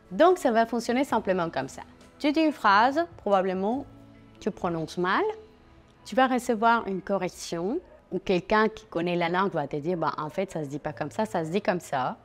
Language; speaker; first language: French; non-native, fluent; Spanish